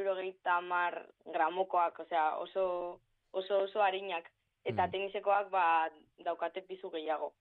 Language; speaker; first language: Basque; non-native, local second language; Spanish